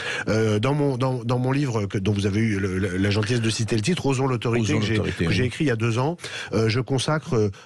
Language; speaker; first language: French; native; French